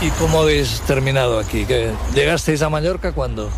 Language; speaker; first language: Spanish; native; Spanish